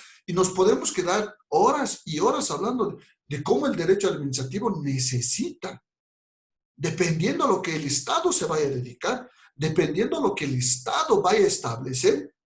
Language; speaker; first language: Spanish; native; Spanish